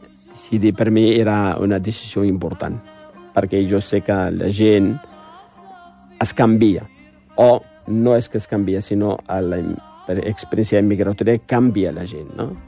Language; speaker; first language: Catalan; non-native, fluent; Arabic